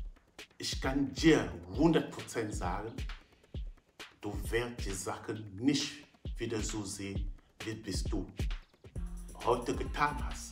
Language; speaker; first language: German; non-native, fluent; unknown